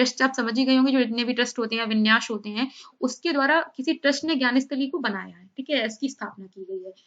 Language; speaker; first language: Hindi; native; Hindi